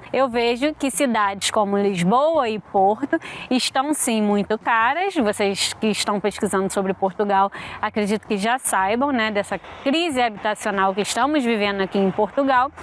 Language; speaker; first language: Portuguese; native; Portuguese